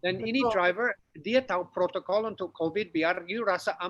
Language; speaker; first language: Indonesian; non-native, fluent; English